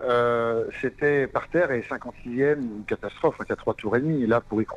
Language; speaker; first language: French; native; French